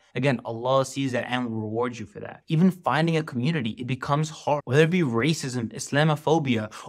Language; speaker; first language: English; native; English